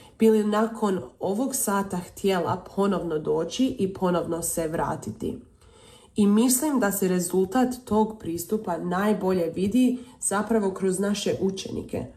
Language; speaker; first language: Serbian; early bilingual, heritage; Croatian